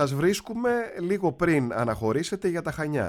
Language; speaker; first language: Greek; native; Greek